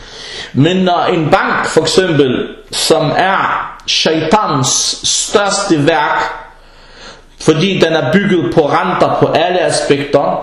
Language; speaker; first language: Danish; early bilingual, other home language; Arabic